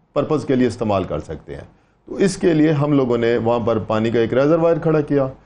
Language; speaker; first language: Urdu; native; Urdu